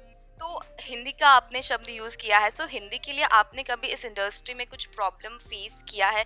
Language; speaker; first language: Hindi; native; Hindi